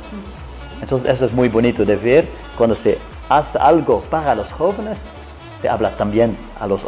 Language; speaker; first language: Spanish; non-native, fluent; Italian